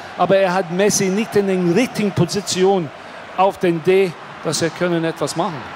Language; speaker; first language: German; non-native, learner; English